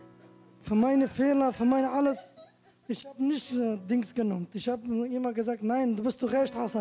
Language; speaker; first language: German; non-native, learner; Turkish